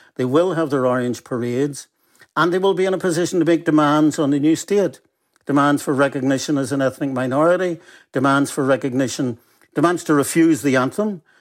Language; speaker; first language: English; native; English